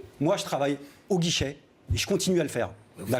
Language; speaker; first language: French; native; French